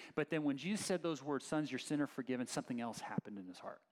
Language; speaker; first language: English; native; English